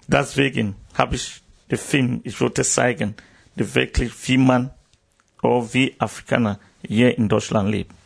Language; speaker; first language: German; non-native, learner; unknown